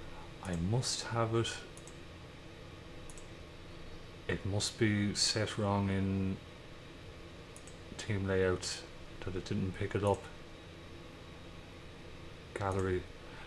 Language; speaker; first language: English; native; English